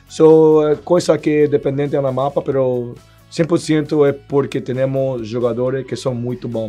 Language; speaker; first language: Portuguese; non-native, learner; Spanish